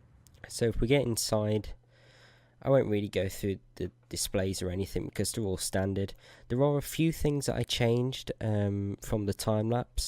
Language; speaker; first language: English; native; English